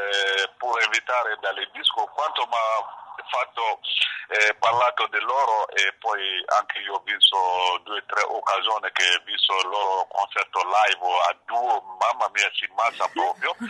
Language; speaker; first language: Italian; non-native, learner; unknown